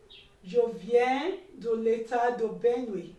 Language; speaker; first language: French; non-native, learner; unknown